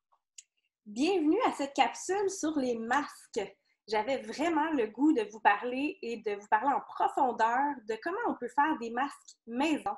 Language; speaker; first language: French; native; French